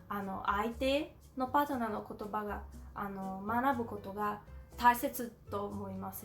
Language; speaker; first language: Japanese; non-native, learner; Portuguese